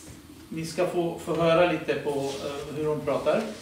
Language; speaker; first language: Swedish; early bilingual, other home language; Assyrian Neo-Aramaic